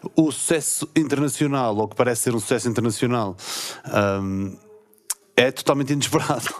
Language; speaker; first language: Portuguese; native; Portuguese